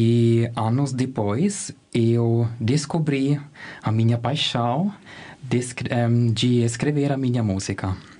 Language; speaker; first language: Portuguese; non-native, learner; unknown